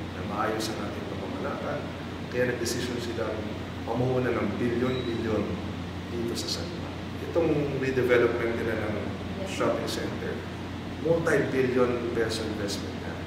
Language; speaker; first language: Filipino; native; Filipino